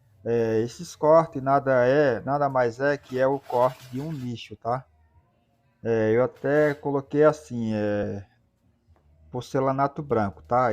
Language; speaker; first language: Portuguese; native; Portuguese